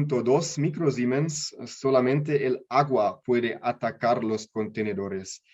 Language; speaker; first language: Spanish; non-native, learner; German